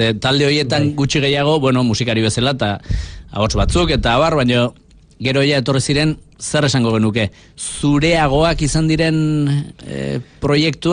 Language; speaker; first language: Basque; native; Basque